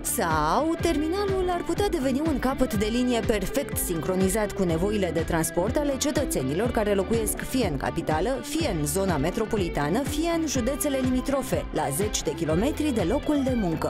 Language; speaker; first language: Romanian; native; Romanian